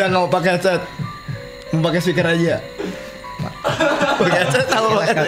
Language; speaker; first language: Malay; non-native, local second language; Sundanese